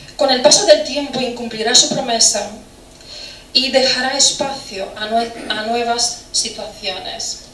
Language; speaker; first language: Spanish; non-native, fluent; Romanian